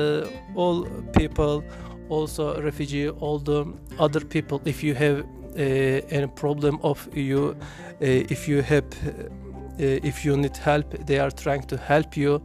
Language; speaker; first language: English; non-native, learner; Turkish